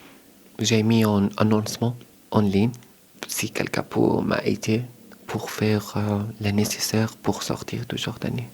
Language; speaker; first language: French; early bilingual, other home language; Arabic